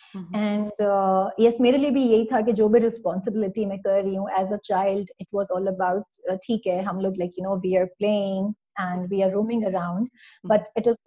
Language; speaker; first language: English; non-native, local second language; Urdu